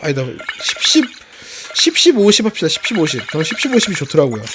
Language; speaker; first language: Korean; native; Korean